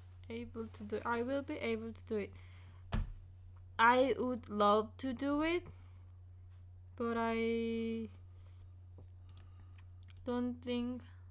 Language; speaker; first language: English; non-native, learner; Korean